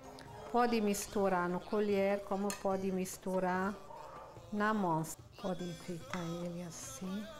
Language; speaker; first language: Portuguese; non-native, fluent; Arabic